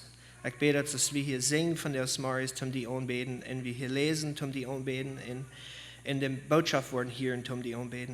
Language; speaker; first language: German; non-native, learner; Plautdietsch